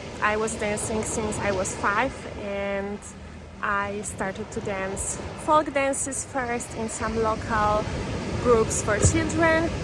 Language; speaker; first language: English; non-native, fluent; Polish